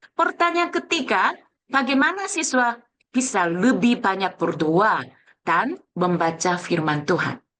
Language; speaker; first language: Indonesian; non-native, fluent; Korean